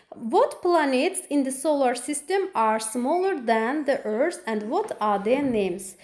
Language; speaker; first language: English; non-native, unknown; Azerbaijani